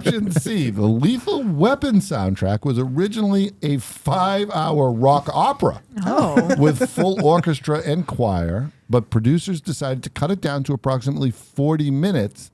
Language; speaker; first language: English; native; English